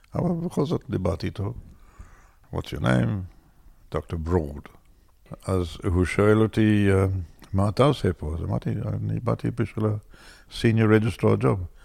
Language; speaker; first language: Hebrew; non-native, fluent; English